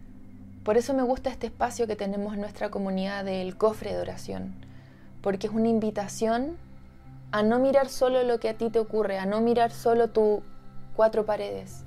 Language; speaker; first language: Spanish; native; Spanish